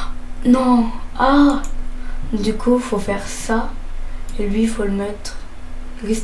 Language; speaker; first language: French; native; French